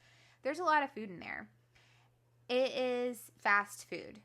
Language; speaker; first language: English; native; English